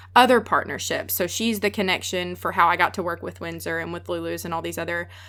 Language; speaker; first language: English; native; English